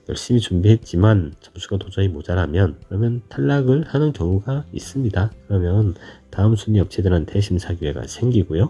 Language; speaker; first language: Korean; native; Korean